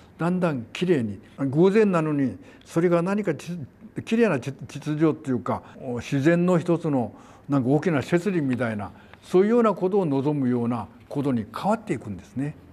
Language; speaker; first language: Japanese; non-native, fluent; Korean